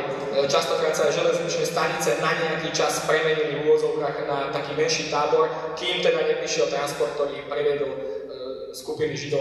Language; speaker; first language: Slovak; native; Slovak